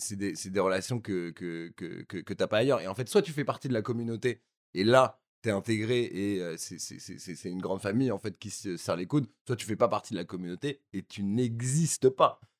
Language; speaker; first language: French; native; French